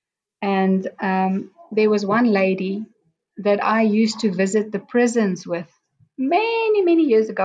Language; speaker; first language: English; non-native, local second language; Afrikaans